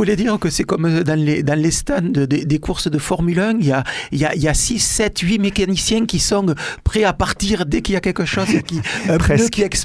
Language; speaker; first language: French; native; French